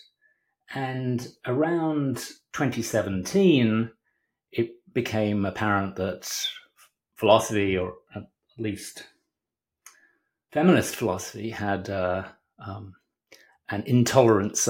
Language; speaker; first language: English; native; English